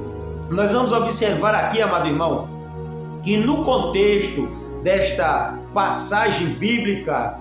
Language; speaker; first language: Portuguese; native; Portuguese